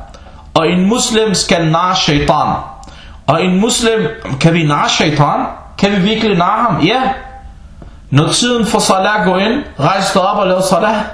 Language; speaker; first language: Danish; non-native, fluent; Arabic